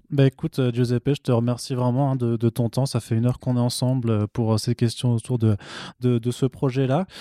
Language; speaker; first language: French; native; French